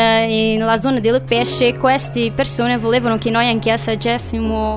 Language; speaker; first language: Italian; non-native, learner; Portuguese